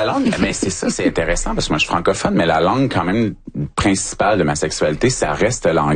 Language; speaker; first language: French; native; French